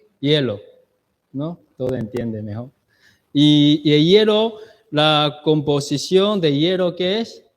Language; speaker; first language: Spanish; non-native, learner; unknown